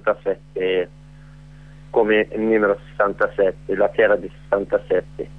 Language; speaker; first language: Italian; non-native, learner; Arabic